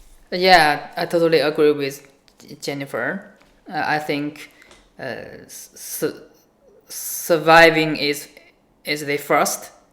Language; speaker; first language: English; non-native, learner; Chinese